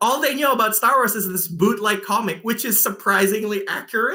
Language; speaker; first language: English; non-native, fluent; Indonesian